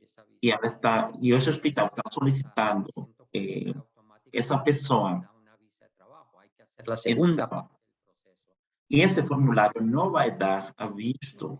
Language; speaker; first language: Portuguese; non-native, fluent; Spanish